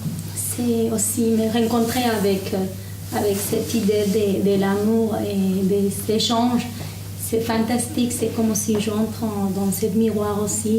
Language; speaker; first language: French; non-native, learner; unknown